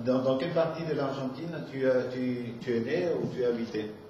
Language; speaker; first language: French; non-native, fluent; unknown